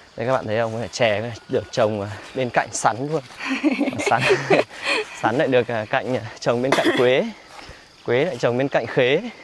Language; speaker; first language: Vietnamese; native; Vietnamese